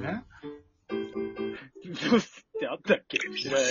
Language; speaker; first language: Japanese; native; Japanese